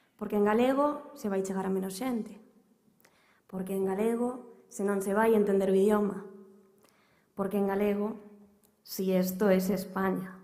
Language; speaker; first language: Galician; native; Galician